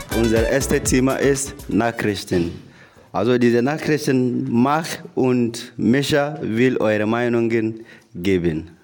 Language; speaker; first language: German; non-native, learner; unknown